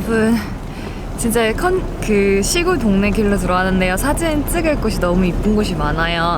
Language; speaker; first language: Korean; native; Korean